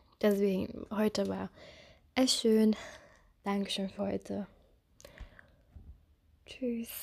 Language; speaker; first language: German; non-native, fluent; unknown